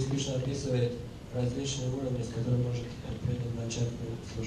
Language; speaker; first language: Russian; native; Russian